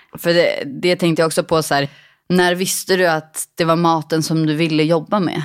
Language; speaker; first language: Swedish; native; Swedish